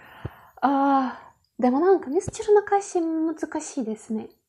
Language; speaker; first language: Japanese; non-native, learner; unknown